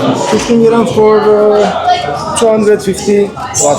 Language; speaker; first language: English; non-native, learner; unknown